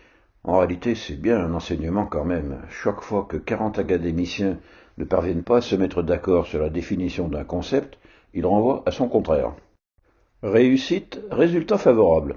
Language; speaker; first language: French; native; French